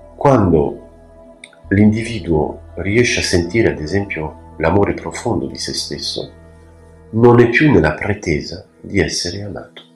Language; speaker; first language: Italian; non-native, fluent; French